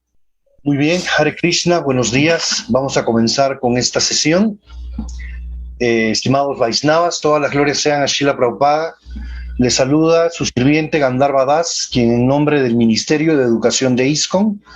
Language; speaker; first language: Spanish; native; Spanish